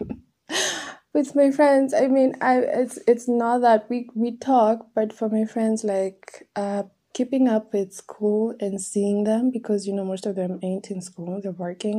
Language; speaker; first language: English; non-native, local second language; Swahili